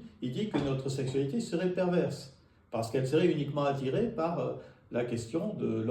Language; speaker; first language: French; native; French